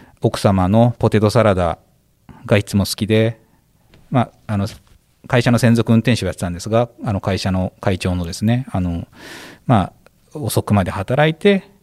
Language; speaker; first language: Japanese; native; Japanese